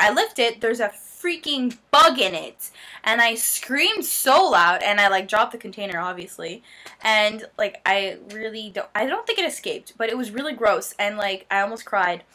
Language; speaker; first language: English; native; English